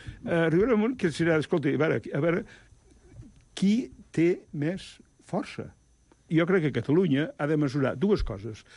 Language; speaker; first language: Catalan; native; Catalan